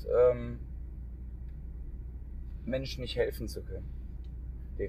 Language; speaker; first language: German; native; German